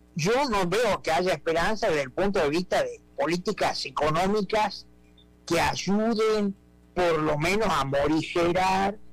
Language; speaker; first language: Spanish; native; Spanish